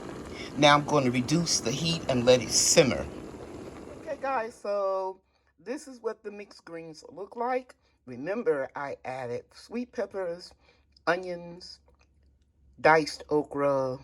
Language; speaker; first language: English; native; English